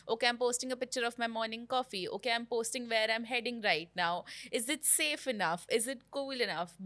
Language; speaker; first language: English; non-native, local second language; Hindi